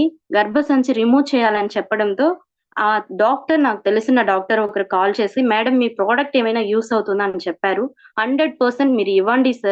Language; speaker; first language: Telugu; native; Telugu